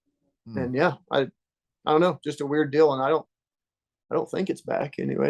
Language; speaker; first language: English; native; English